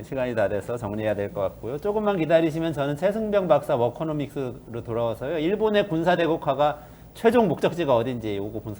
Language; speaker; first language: Korean; native; Korean